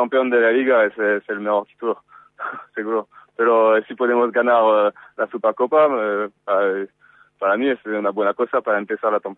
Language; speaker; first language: Spanish; non-native, fluent; French